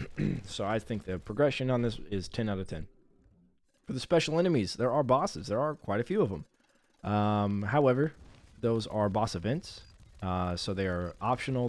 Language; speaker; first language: English; native; English